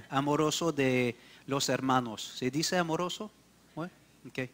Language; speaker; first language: Spanish; non-native, learner; French